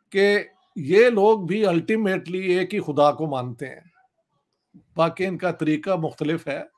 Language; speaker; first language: Urdu; non-native, local second language; Punjabi